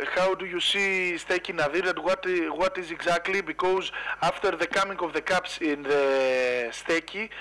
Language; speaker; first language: English; non-native, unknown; Greek